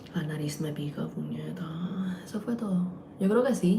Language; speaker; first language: Spanish; early bilingual, heritage; Spanish